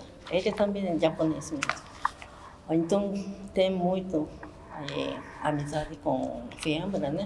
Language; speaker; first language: Portuguese; early bilingual, other home language; Japanese